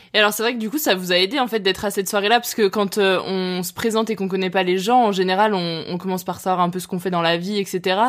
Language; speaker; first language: French; native; French